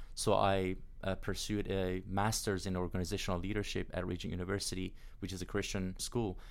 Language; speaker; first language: English; non-native, fluent; Persian